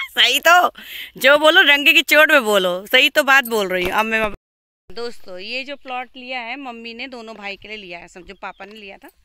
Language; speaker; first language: Hindi; native; Hindi